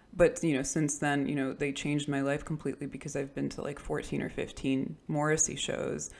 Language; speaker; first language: English; early bilingual, other home language; Russian